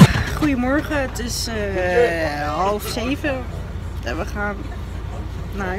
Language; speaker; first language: Dutch; native; Dutch